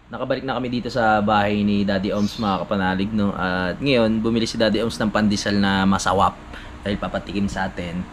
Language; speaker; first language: Filipino; native; Filipino